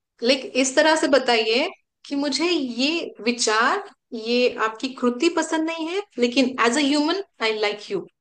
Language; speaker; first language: Hindi; native; Hindi